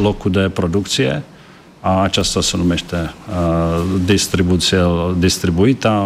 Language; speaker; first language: Romanian; non-native, learner; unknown